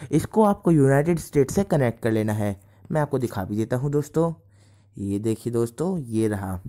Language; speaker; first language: Hindi; native; Hindi